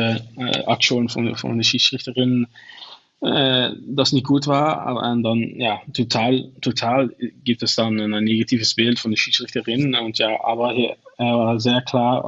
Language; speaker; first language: German; non-native, learner; Dutch